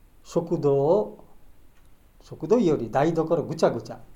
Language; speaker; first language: Japanese; non-native, learner; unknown